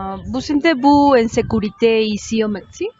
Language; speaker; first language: French; non-native, learner; Spanish